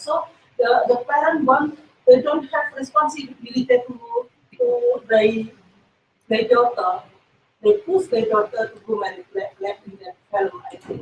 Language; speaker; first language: English; non-native, learner; Indonesian